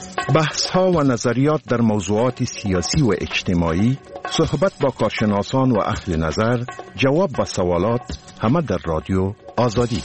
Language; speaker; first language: Persian; native; Persian